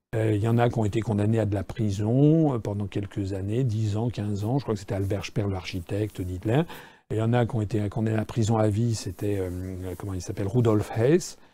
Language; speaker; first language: French; native; French